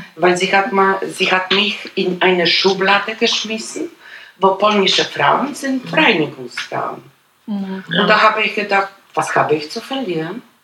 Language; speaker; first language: German; non-native, fluent; Polish